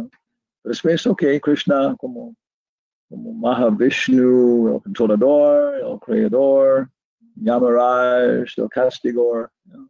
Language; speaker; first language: Spanish; non-native, learner; English